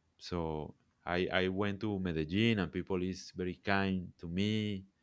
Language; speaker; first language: English; non-native, learner; Spanish